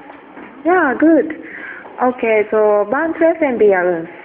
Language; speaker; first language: German; non-native, learner; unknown